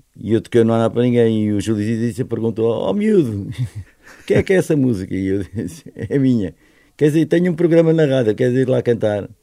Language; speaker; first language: Portuguese; native; Portuguese